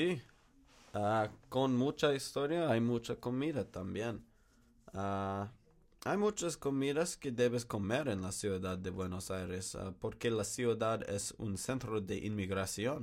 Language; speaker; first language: Spanish; non-native, learner; English